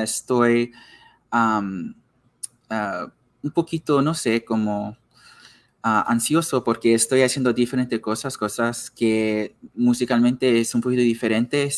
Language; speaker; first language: Spanish; non-native, learner; English